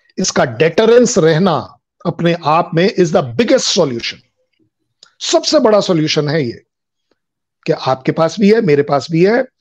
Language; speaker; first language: Hindi; native; Hindi